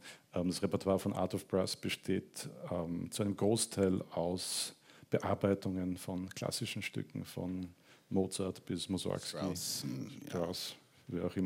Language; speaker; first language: German; native; German